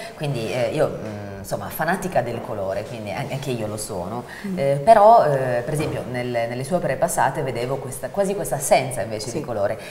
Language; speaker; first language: Italian; native; Italian